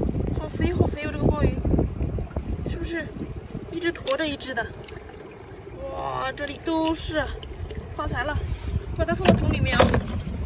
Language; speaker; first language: Chinese; native; Chinese